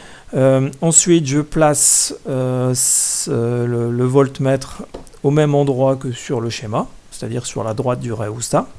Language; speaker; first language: French; native; French